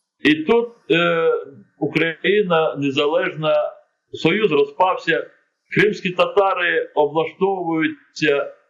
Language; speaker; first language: Ukrainian; non-native, local second language; Crimean Tatar